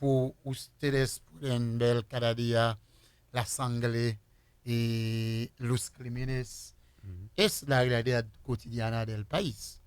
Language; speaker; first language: Spanish; non-native, fluent; Haitian Creole